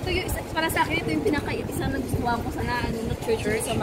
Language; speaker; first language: Filipino; non-native, local second language; Cebuano